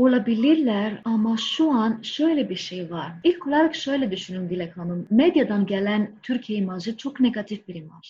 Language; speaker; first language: Turkish; non-native, fluent; Greek